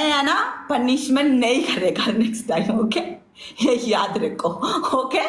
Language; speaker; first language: Hindi; non-native, learner; Bangla